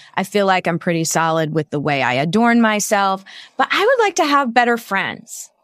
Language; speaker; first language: English; native; English